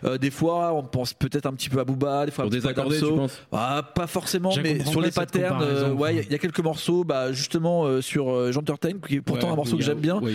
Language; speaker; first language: French; native; French